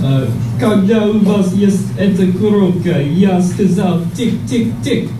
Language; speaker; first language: Russian; non-native, learner; English